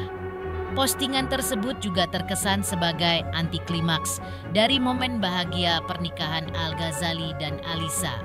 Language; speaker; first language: Indonesian; native; Indonesian